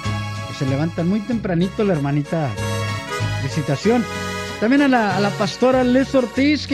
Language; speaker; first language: Spanish; native; Spanish